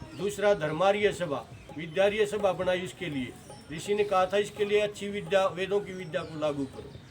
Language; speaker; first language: Hindi; native; Hindi